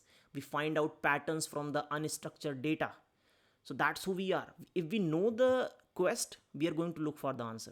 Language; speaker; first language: English; non-native, local second language; Hindi